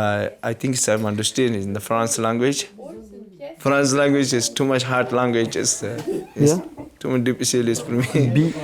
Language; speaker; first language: English; non-native, learner; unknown